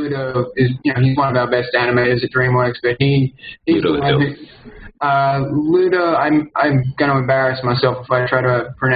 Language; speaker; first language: English; native; English